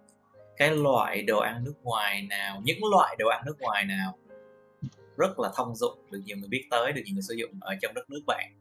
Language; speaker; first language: Vietnamese; native; Vietnamese